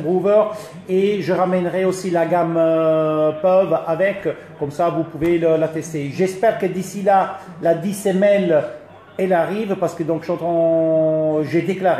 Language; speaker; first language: French; early bilingual, other home language; Italian